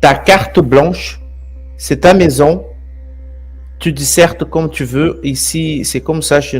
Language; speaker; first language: French; non-native, fluent; Portuguese